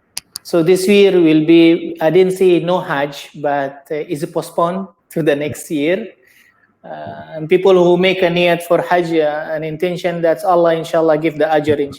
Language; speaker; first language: English; non-native, learner; Indonesian